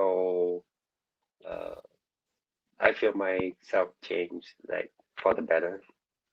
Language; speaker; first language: English; non-native, learner; Vietnamese